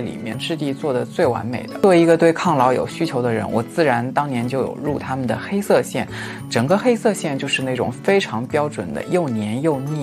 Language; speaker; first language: Chinese; native; Chinese